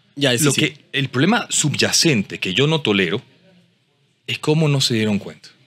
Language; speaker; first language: Spanish; native; Spanish